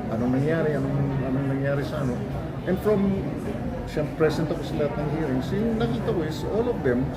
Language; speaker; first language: Filipino; native; Filipino